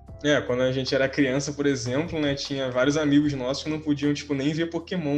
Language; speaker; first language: Portuguese; native; Portuguese